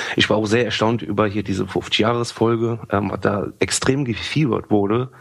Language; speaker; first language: German; native; German